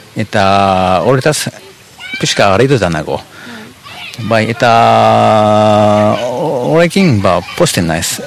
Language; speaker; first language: Basque; non-native, fluent; Japanese